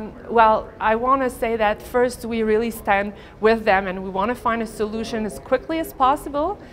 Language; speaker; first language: English; non-native, fluent; French